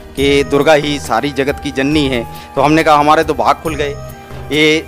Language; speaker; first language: Hindi; native; Hindi